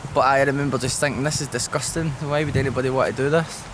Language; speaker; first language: English; native; English